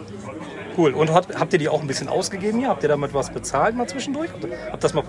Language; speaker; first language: German; native; German